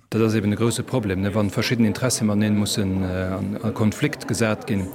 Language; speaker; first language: Luxembourgish; native; Luxembourgish